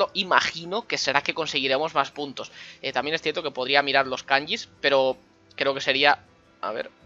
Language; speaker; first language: Spanish; native; Spanish